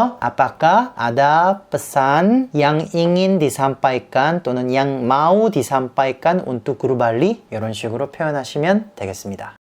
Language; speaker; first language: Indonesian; non-native, fluent; Korean